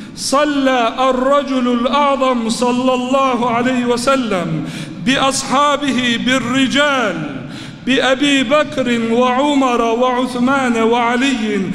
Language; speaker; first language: Arabic; non-native, fluent; Turkish